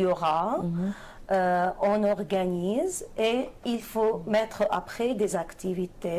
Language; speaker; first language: French; non-native, fluent; Arabic